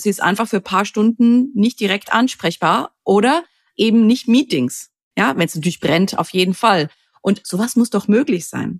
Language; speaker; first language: German; native; German